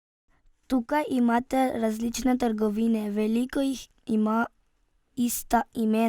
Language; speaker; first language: Slovenian; early bilingual, other home language; Arabic